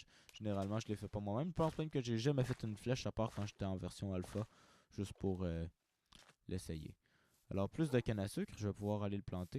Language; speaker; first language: French; native; French